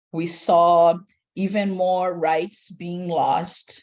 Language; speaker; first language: English; non-native, fluent; Portuguese